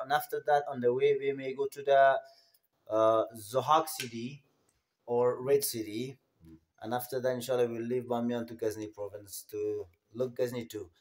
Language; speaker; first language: English; non-native, fluent; Persian